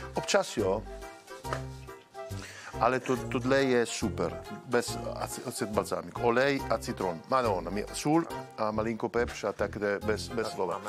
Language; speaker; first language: Czech; non-native, learner; Italian